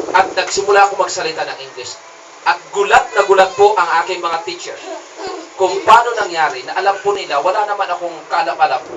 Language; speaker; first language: Filipino; non-native, local second language; Cebuano